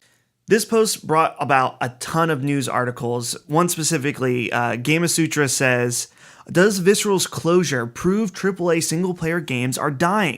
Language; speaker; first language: English; native; English